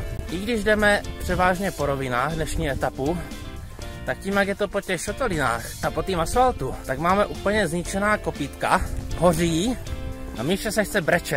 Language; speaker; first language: Czech; native; Czech